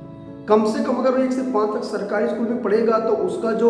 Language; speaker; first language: Hindi; native; Hindi